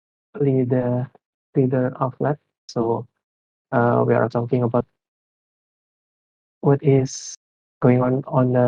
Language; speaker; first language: English; non-native, learner; Indonesian